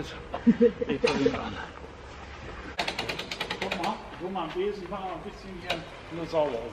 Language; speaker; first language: German; native; German